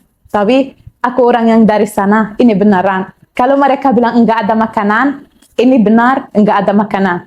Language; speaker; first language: Indonesian; non-native, learner; Arabic